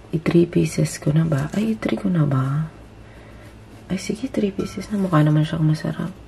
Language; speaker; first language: Filipino; native; Filipino